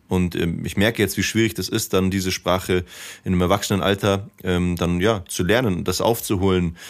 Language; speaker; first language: German; native; German